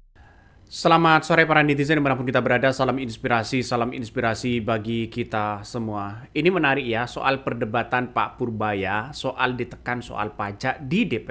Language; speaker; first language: Indonesian; native; Indonesian